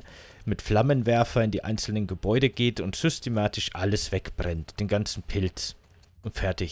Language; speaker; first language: German; native; German